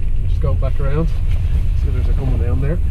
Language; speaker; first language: English; native; English